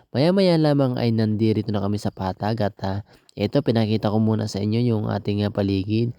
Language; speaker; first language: Filipino; native; Filipino